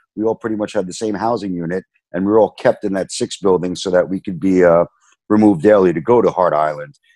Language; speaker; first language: English; native; English